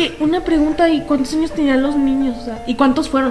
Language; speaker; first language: Spanish; native; Spanish